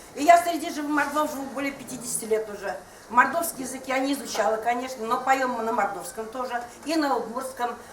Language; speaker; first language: Russian; non-native, local second language; Udmurt